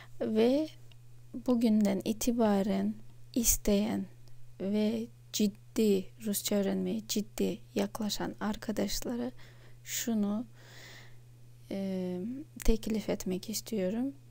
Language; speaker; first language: Turkish; non-native, fluent; Russian